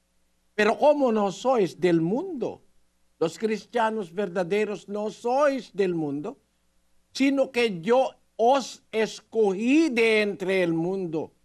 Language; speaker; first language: Spanish; non-native, learner; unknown